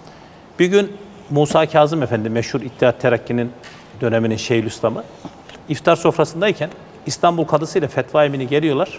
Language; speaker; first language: Turkish; native; Turkish